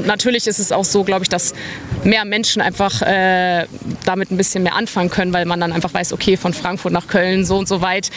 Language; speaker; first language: German; native; German